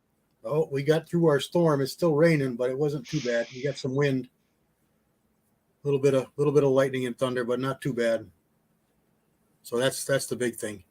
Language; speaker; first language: English; native; English